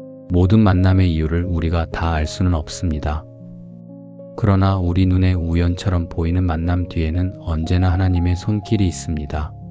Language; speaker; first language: Korean; native; Korean